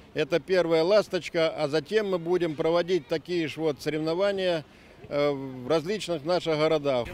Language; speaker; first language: Russian; native; Russian